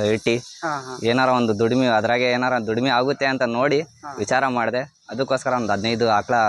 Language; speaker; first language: Kannada; non-native, local second language; Urdu